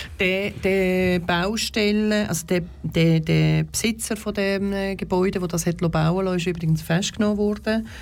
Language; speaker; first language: German; early bilingual, other home language; Turkish